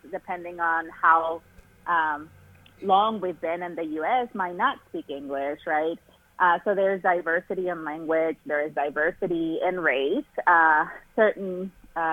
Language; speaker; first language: English; non-native, fluent; Spanish